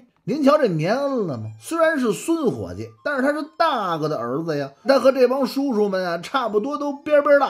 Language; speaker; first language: Chinese; native; Chinese